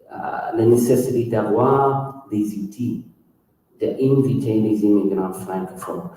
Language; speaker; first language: French; non-native, local second language; English